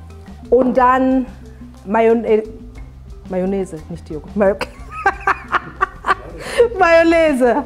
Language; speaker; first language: German; non-native, fluent; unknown